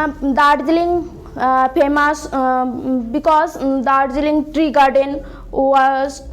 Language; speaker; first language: English; non-native, learner; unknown